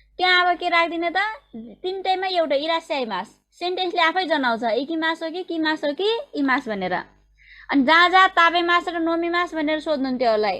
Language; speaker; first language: Nepali; native; Nepali